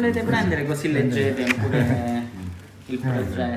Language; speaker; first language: Italian; native; Italian